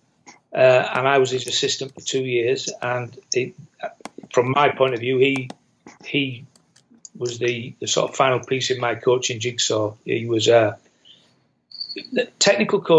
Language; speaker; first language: English; native; English